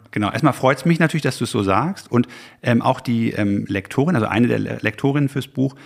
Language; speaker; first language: German; native; German